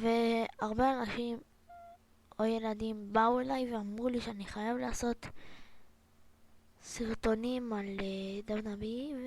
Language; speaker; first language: Hebrew; native; Hebrew